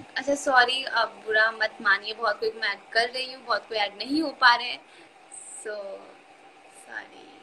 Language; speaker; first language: Hindi; native; Hindi